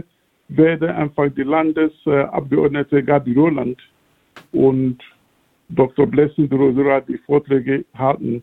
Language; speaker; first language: German; non-native, fluent; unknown